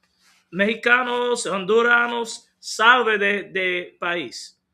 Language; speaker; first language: Spanish; non-native, learner; English